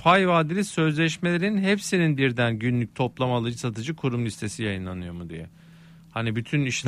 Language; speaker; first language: Turkish; native; Turkish